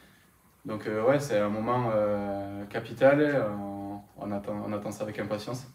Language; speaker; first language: French; native; French